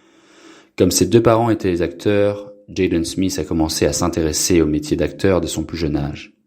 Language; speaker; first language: French; non-native, local second language; Haitian Creole